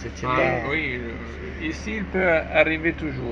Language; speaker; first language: French; non-native, learner; Italian